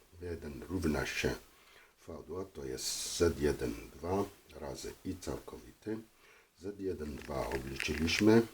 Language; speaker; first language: Polish; non-native, learner; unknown